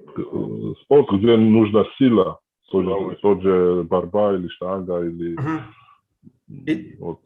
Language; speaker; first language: Russian; non-native, fluent; Georgian